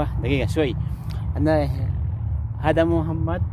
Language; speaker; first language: Arabic; non-native, learner; Filipino